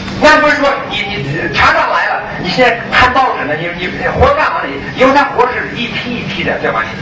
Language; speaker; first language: Chinese; early bilingual, other home language; English